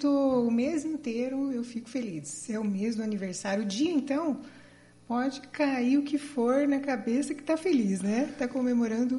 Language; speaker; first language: Portuguese; native; Portuguese